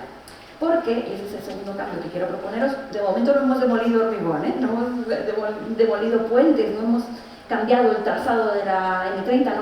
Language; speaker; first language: Spanish; native; Spanish